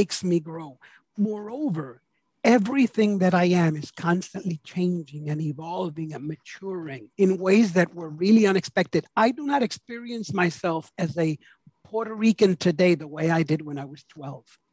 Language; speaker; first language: English; native; English